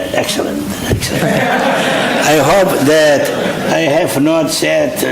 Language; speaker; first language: English; non-native, fluent; Catalan